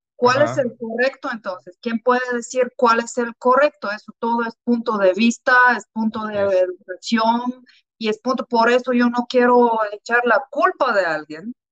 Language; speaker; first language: Spanish; non-native, fluent; Bulgarian